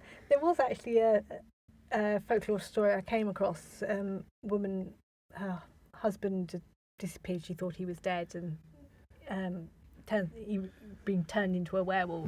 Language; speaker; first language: English; native; English